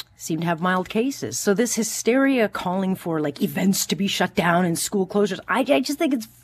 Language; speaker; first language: English; native; English